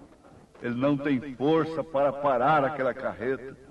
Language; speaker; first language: Portuguese; native; Portuguese